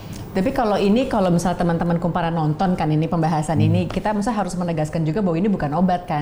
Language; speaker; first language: Indonesian; native; Indonesian